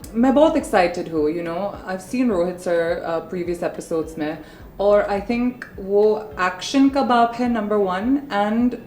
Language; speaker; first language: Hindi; non-native, local second language; English